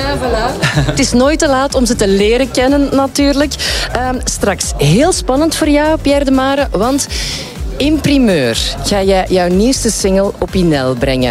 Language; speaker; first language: Dutch; native; Dutch